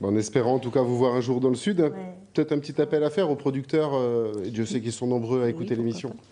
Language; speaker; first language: French; native; French